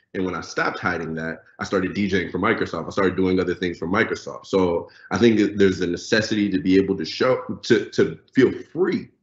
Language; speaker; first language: English; non-native, local second language; Yoruba